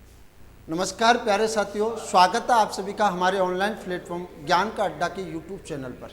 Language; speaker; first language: Hindi; native; Hindi